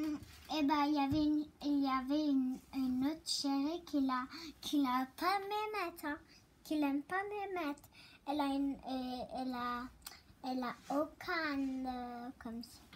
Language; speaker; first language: French; early bilingual, other home language; Turkish